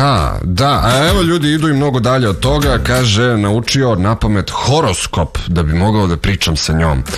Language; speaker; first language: Serbian; native; Serbian